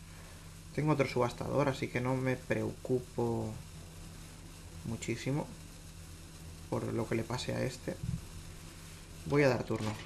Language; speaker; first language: Spanish; native; Spanish